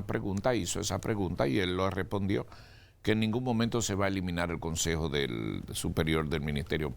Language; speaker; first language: Spanish; native; Spanish